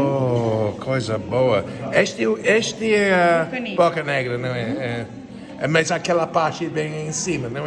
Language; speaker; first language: Portuguese; non-native, learner; English